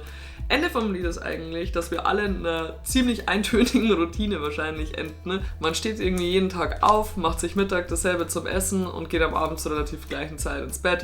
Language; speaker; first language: German; native; German